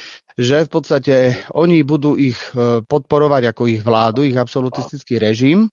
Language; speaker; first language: Slovak; native; Slovak